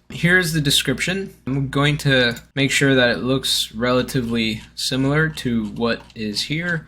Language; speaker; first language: English; native; English